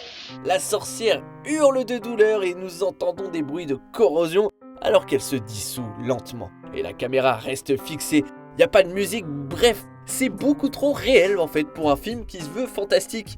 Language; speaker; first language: French; native; French